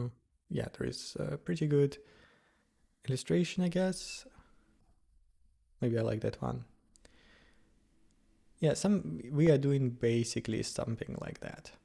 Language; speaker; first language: English; non-native, fluent; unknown